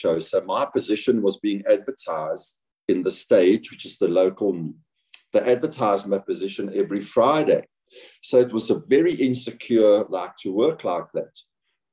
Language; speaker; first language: English; native; English